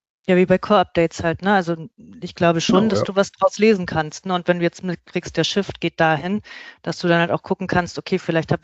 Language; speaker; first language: German; native; German